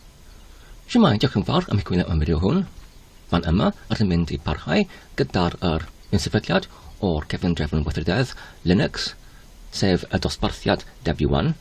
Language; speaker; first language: Welsh; non-native, local second language; English